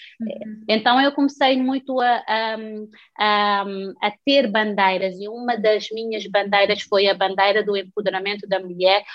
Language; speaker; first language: Portuguese; non-native, local second language; Kabuverdianu